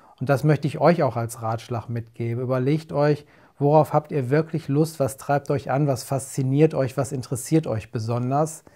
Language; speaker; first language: German; native; German